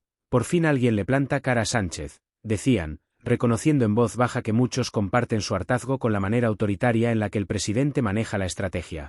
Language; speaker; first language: Spanish; native; Spanish